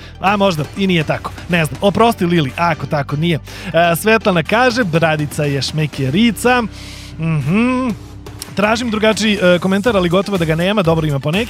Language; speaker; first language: Serbian; native; Serbian